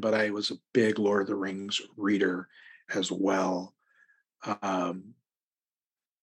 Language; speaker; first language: English; native; English